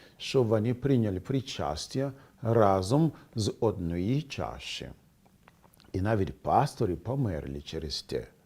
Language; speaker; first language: Ukrainian; non-native, fluent; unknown